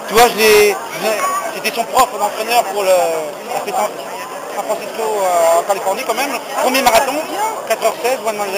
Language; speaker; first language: French; native; French